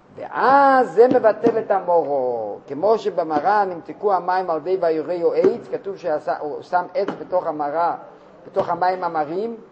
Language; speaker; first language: Hebrew; non-native, fluent; Russian